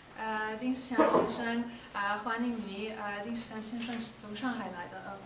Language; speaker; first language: Chinese; non-native, fluent; Polish